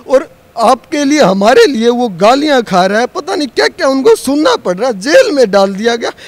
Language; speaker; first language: Hindi; native; Hindi